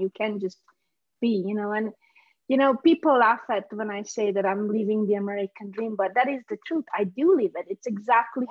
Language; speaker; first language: English; non-native, fluent; Hungarian